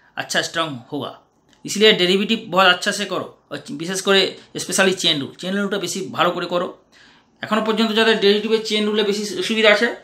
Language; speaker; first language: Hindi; non-native, local second language; Bangla